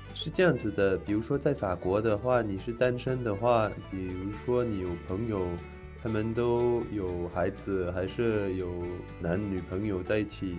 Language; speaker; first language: Chinese; non-native, fluent; French